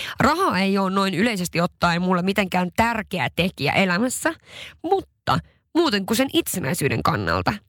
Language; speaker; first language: Finnish; non-native, local second language; Swedish